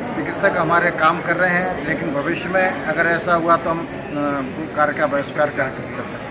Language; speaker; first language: Hindi; native; Hindi